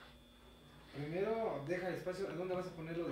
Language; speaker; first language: Spanish; native; Spanish